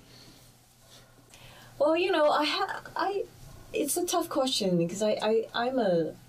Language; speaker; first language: English; early bilingual, other home language; Chinese